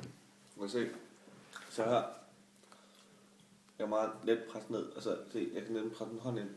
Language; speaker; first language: Danish; native; Danish